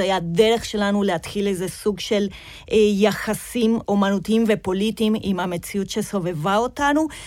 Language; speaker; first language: Hebrew; non-native, fluent; Spanish